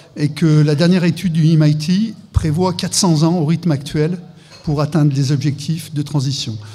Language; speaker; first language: French; native; French